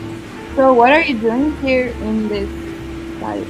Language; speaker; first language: English; non-native, fluent; Kazakh